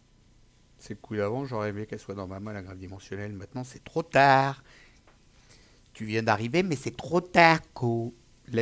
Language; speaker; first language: French; native; French